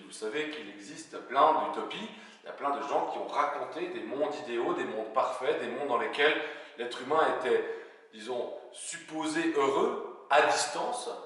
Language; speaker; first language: French; native; French